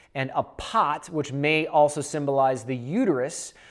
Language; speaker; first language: English; native; English